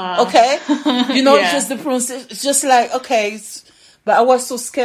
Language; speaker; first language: English; non-native, fluent; French